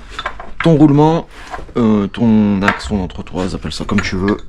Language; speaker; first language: French; native; French